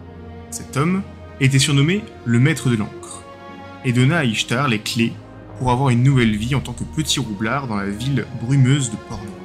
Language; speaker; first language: French; native; French